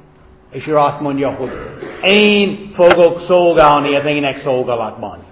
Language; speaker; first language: Hungarian; non-native, fluent; English